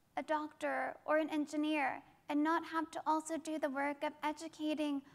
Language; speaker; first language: English; native; English